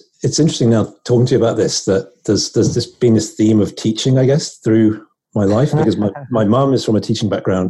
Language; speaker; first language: English; native; English